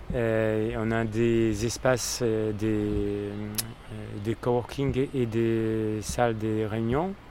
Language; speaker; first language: French; non-native, fluent; Polish